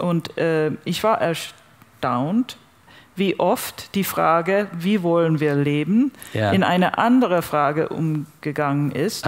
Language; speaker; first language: German; non-native, fluent; English